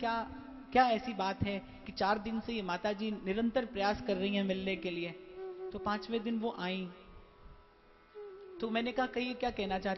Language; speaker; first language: Hindi; native; Hindi